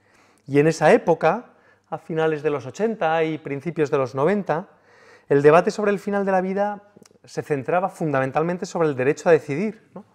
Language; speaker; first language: Spanish; native; Spanish